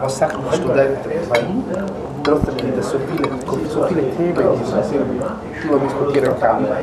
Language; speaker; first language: German; non-native, fluent; Italian